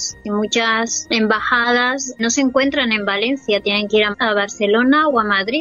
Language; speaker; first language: Spanish; native; Spanish